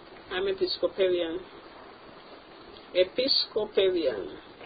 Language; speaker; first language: English; native; English